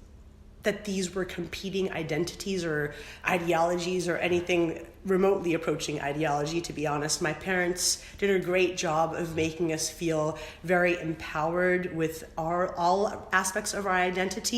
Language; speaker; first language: English; early bilingual, other home language; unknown